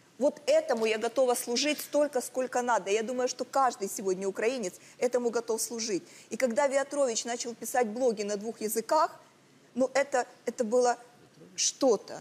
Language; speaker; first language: Russian; native; Russian